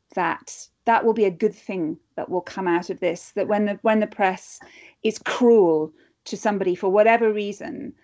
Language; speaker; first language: English; native; English